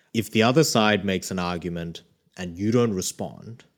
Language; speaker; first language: English; early bilingual, other home language; Korean